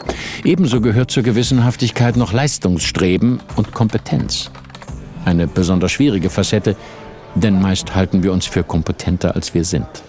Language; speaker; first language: German; native; German